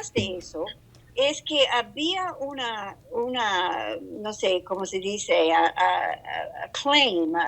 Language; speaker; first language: Spanish; non-native, learner; English